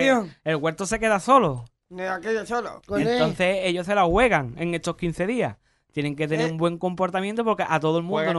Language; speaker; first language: Spanish; native; Spanish